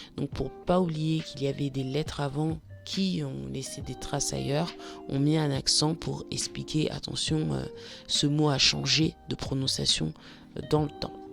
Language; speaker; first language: French; native; French